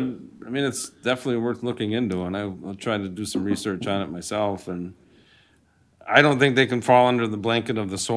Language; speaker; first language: English; native; English